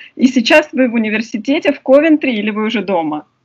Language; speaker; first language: Russian; native; Russian